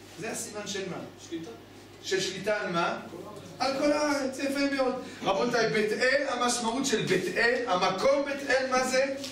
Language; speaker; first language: Hebrew; native; Hebrew